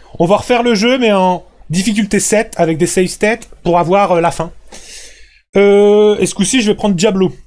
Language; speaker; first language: French; native; French